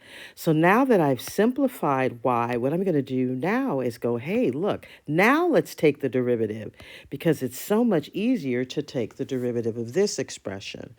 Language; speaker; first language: English; native; English